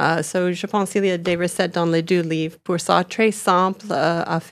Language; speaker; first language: French; non-native, learner; English